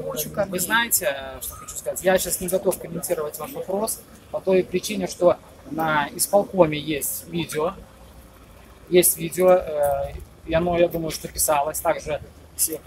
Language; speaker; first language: Russian; native; Russian